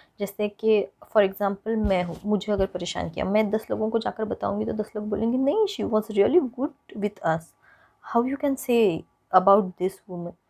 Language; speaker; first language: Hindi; non-native, local second language; Marathi